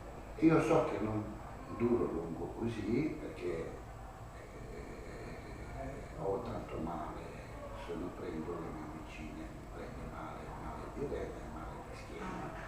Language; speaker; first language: Italian; non-native, learner; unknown